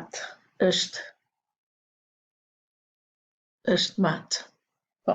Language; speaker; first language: Albanian; non-native, learner; English